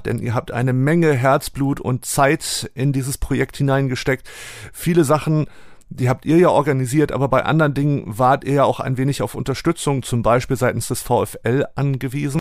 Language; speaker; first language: German; native; German